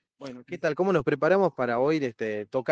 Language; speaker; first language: Spanish; native; Spanish